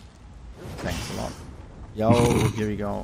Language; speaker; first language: English; non-native, fluent; German